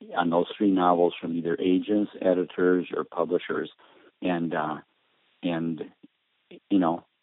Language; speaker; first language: English; early bilingual, other home language; Spanish